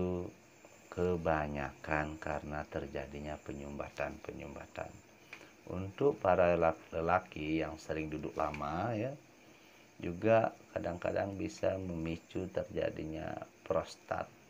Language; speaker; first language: Indonesian; native; Indonesian